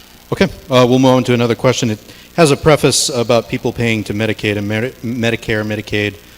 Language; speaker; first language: English; native; English